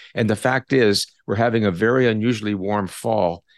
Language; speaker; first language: English; native; English